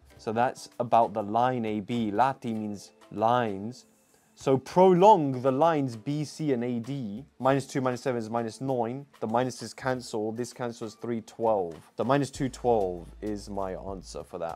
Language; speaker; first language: English; native; English